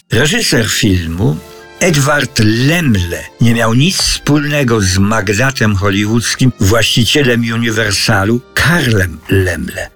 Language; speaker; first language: Polish; native; Polish